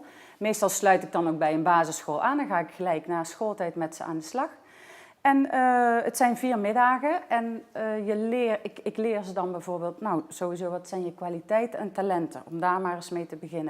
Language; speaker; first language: Dutch; native; Dutch